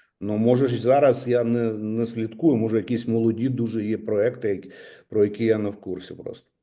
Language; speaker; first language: Ukrainian; native; Ukrainian